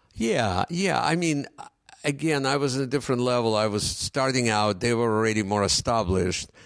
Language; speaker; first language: English; non-native, fluent; Russian